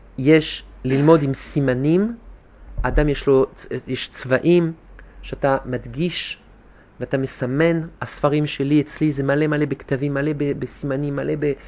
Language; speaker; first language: Hebrew; non-native, fluent; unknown